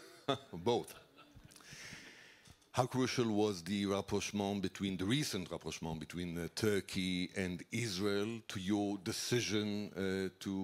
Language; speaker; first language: English; non-native, fluent; Hebrew